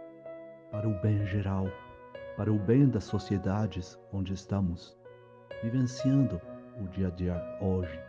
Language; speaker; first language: Portuguese; native; Portuguese